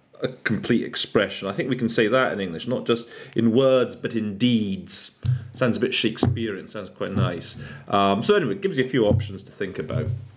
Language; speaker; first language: English; native; English